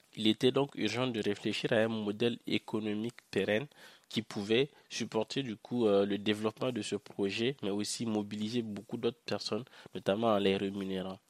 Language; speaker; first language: French; non-native, local second language; Hausa